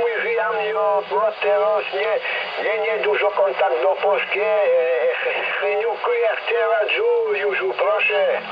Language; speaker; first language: Polish; non-native, learner; French